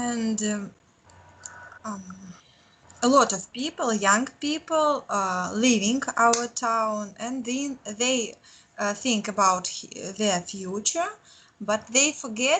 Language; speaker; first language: English; non-native, learner; Russian